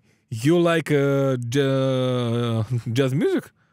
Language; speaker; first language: English; non-native, learner; Russian